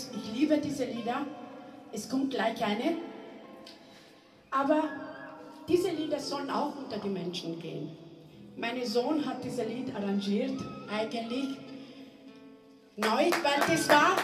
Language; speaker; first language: German; non-native, local second language; Romany